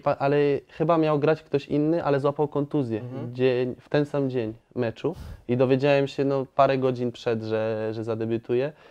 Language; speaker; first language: Polish; early bilingual, other home language; Spanish